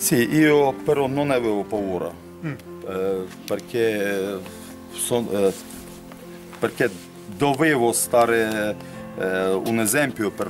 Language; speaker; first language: Italian; non-native, learner; Ukrainian